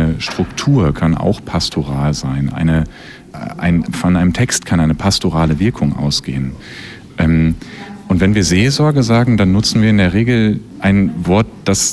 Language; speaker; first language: German; native; German